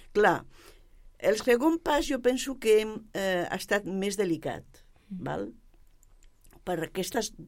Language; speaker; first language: Catalan; non-native, local second language; Spanish